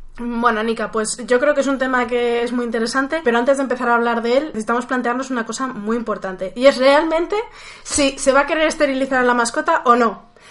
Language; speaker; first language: Spanish; native; Spanish